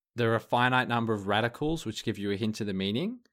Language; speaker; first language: English; native; English